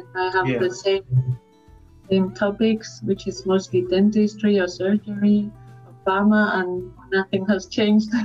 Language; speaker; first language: English; non-native, fluent; Spanish